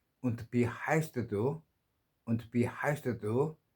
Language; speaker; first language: German; non-native, learner; Korean